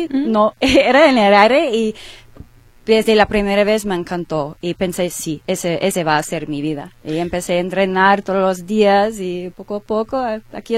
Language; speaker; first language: Spanish; non-native, learner; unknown